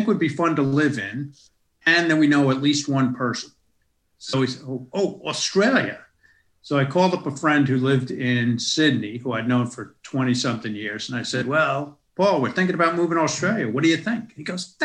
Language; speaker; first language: English; native; English